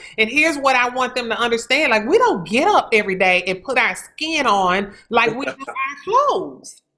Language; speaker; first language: English; native; English